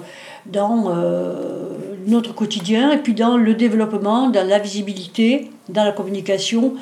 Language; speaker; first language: French; native; French